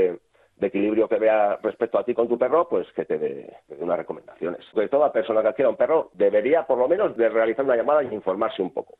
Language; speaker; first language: Spanish; native; Spanish